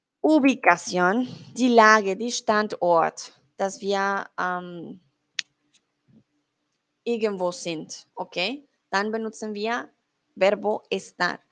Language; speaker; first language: German; non-native, fluent; Spanish